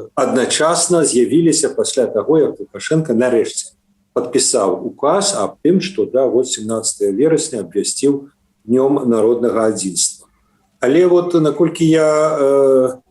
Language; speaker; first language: Belarusian; non-native, local second language; Russian